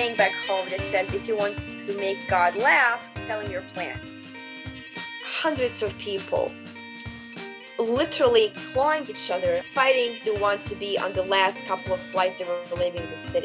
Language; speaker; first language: English; non-native, fluent; Bosnian